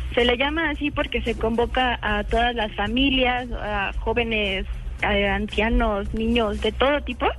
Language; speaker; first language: Spanish; native; Spanish